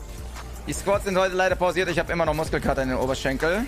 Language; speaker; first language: German; native; German